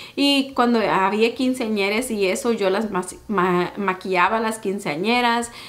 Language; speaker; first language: Spanish; early bilingual, heritage; Spanish